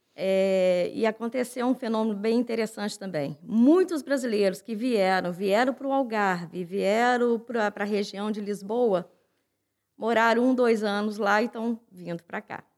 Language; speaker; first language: Portuguese; native; Portuguese